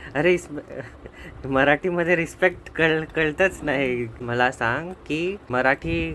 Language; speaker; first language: Marathi; non-native, local second language; Hindi